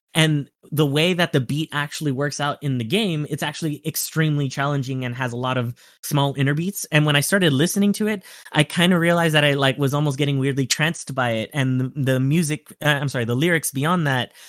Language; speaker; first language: English; early bilingual, other home language; Spanish